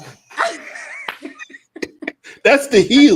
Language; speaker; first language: English; native; English